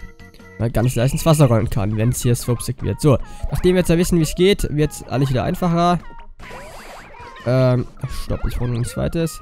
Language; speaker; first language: German; native; German